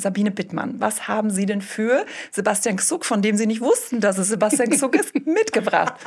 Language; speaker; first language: German; native; German